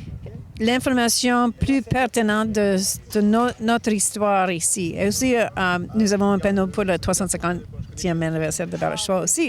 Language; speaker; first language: French; non-native, local second language; English